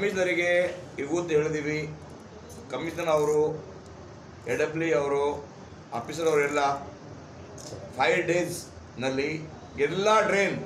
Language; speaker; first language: Kannada; non-native, local second language; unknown